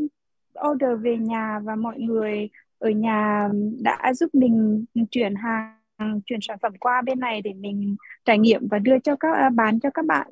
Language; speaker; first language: Vietnamese; early bilingual, heritage; Vietnamese